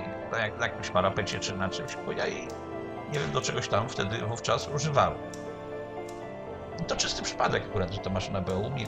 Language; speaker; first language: Polish; native; Polish